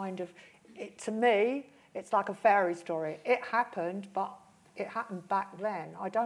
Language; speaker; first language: English; native; English